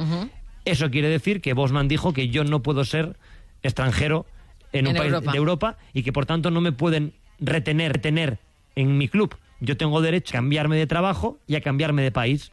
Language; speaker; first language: Spanish; native; Spanish